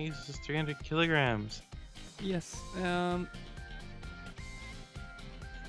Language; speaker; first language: English; non-native, fluent; Japanese